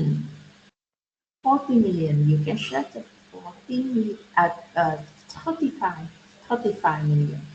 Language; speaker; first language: English; non-native, learner; Vietnamese